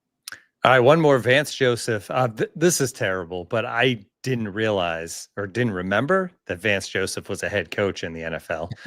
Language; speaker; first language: English; native; English